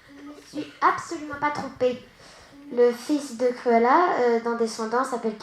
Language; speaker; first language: French; native; French